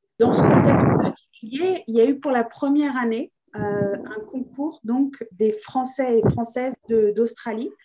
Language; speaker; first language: French; native; French